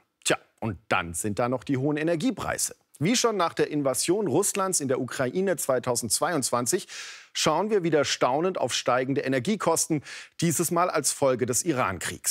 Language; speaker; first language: German; native; German